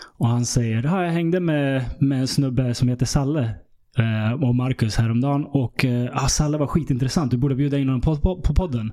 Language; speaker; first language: Swedish; early bilingual, other home language; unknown